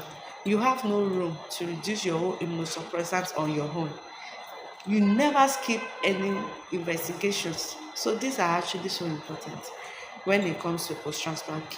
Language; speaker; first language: English; non-native, local second language; Yoruba